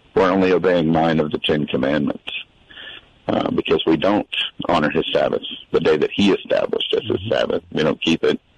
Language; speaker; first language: English; native; English